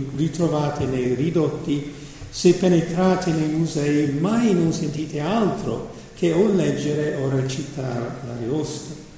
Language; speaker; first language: Italian; non-native, fluent; English